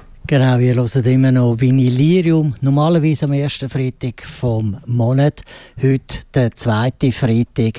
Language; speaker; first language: German; native; German